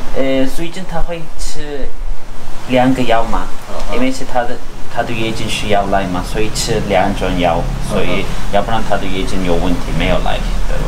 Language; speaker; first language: Chinese; non-native, learner; Turkish